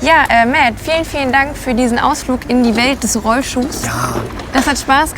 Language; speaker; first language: German; native; German